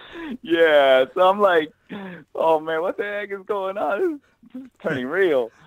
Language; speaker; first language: English; native; English